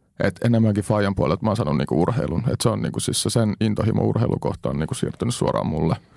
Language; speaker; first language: Finnish; native; Finnish